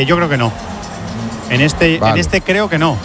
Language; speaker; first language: Spanish; native; Spanish